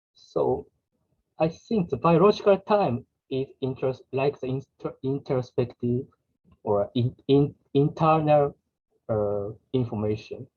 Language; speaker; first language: English; non-native, learner; Japanese